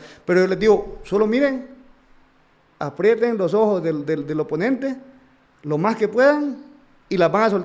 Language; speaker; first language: Spanish; native; Spanish